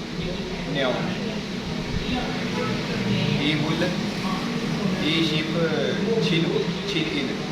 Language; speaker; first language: Korean; non-native, learner; Urdu